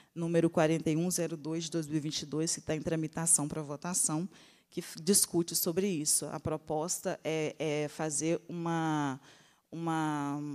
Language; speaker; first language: Portuguese; native; Portuguese